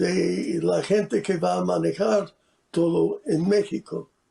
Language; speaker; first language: Spanish; non-native, fluent; English